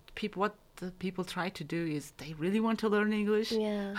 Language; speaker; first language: English; non-native, fluent; Mongolian